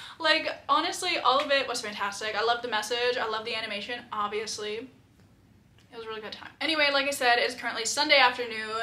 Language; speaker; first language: English; native; English